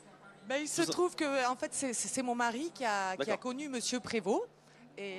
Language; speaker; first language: French; native; French